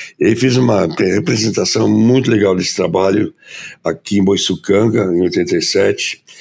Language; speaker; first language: Portuguese; early bilingual, other home language; German